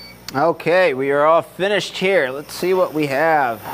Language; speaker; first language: English; native; English